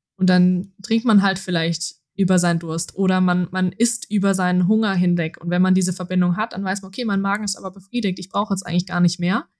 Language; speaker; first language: German; native; German